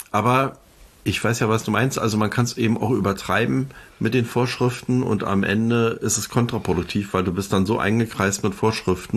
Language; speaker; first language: German; native; German